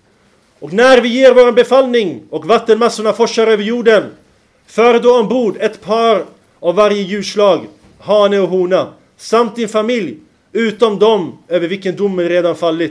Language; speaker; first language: Swedish; non-native, fluent; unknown